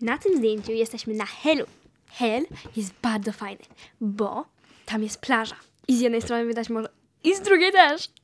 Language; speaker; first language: Polish; early bilingual, heritage; Polish